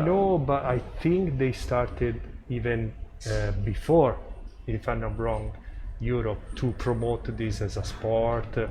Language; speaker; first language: English; non-native, fluent; Italian